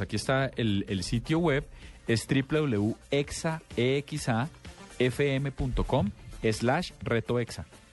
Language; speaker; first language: Spanish; native; Spanish